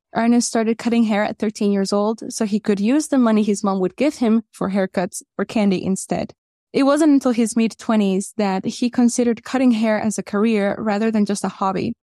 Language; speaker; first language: English; early bilingual, other home language; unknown